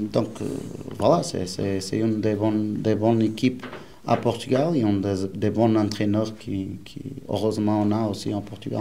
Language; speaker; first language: French; non-native, learner; Portuguese